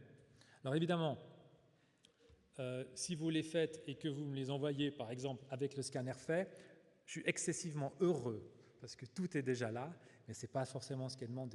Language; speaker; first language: French; native; French